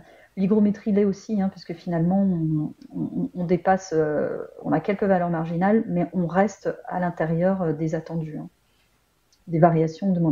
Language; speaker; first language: French; native; French